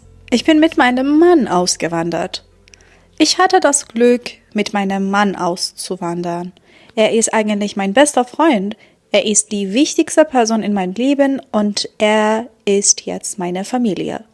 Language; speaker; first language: German; non-native, fluent; Persian